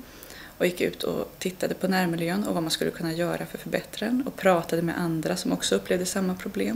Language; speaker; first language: Swedish; native; Swedish